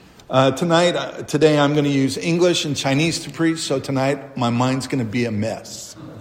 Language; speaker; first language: English; native; English